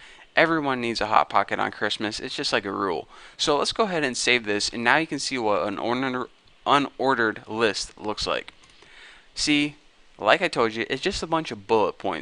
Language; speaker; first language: English; native; English